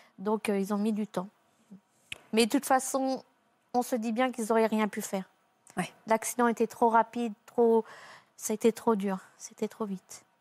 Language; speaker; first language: French; native; French